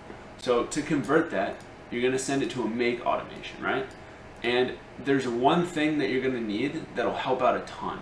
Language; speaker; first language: English; native; English